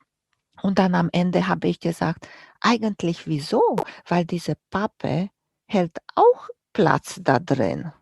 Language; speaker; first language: German; non-native, fluent; Romanian